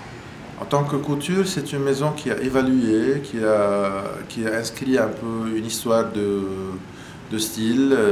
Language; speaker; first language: French; non-native, local second language; Arabic